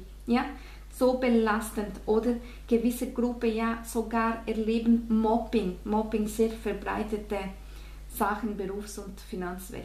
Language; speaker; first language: German; non-native, fluent; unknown